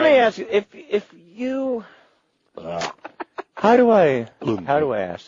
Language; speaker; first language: English; native; English